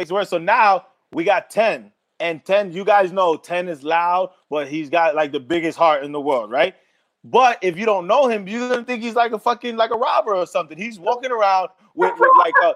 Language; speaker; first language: English; native; English